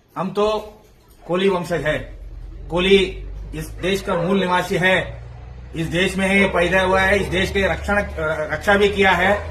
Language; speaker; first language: Hindi; non-native, local second language; Kannada